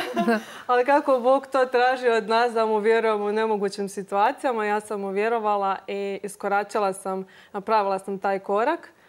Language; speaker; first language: Croatian; native; Croatian